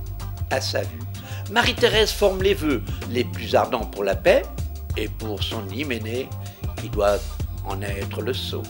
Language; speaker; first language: French; native; French